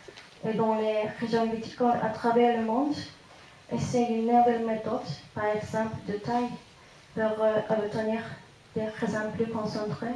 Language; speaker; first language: French; non-native, fluent; Japanese